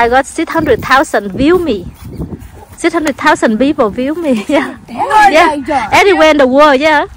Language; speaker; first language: English; non-native, local second language; Vietnamese